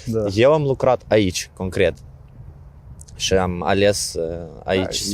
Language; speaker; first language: Romanian; non-native, learner; Ukrainian